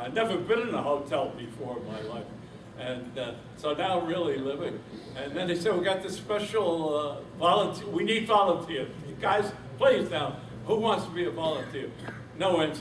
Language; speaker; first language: English; native; English